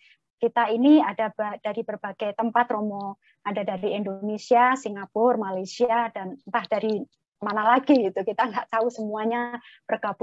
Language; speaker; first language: Indonesian; native; Indonesian